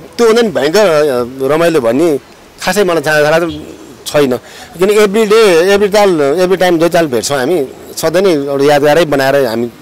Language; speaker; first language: Nepali; native; Nepali